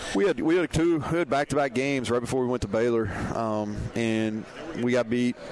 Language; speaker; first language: English; native; English